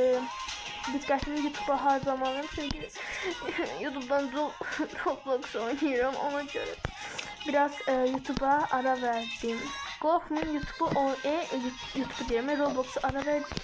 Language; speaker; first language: Turkish; non-native, local second language; Azerbaijani